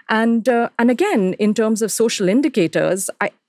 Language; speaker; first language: English; non-native, local second language; Hindi